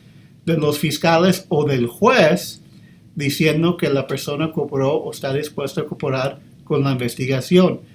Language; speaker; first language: Spanish; early bilingual, heritage; English